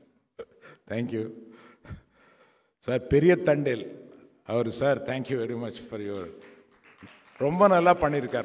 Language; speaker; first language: Tamil; non-native, local second language; Telugu